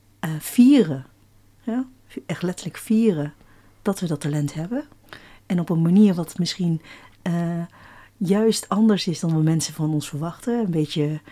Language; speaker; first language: Dutch; early bilingual, other home language; Chinese